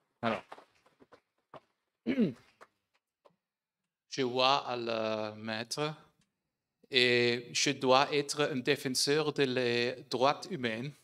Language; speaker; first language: French; non-native, fluent; German